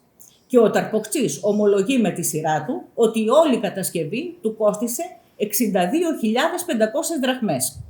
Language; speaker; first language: Greek; native; Greek